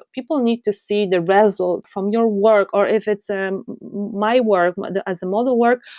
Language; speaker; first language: English; non-native, fluent; Polish